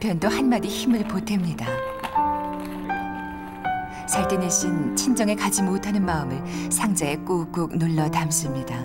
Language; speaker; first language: Korean; native; Korean